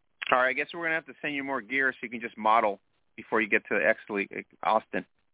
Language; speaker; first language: English; early bilingual, other home language; Spanish